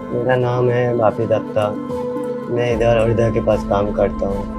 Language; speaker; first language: Hindi; non-native, local second language; Bangla